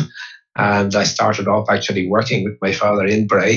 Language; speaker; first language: English; native; English